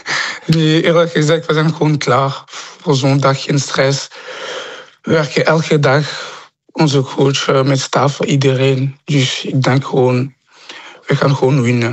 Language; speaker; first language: Dutch; non-native, local second language; French